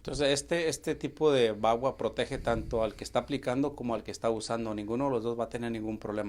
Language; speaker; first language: Spanish; native; Spanish